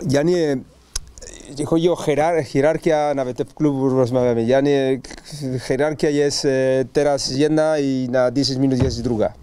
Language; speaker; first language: Polish; non-native, learner; Spanish